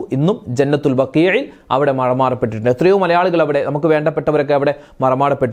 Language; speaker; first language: Malayalam; native; Malayalam